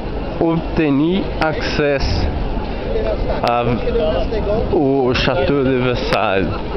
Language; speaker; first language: French; non-native, learner; Portuguese